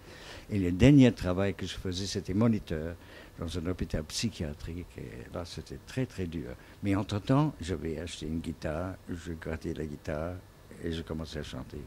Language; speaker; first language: French; non-native, fluent; English